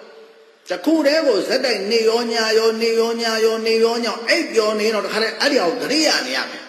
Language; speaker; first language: Burmese; native; Burmese